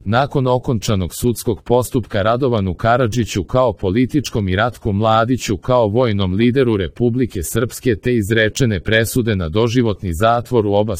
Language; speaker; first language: Croatian; native; Croatian